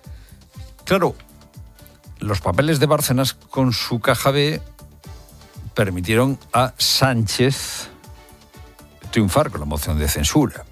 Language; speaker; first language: Spanish; native; Spanish